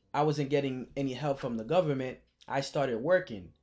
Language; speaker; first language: English; early bilingual, other home language; Haitian Creole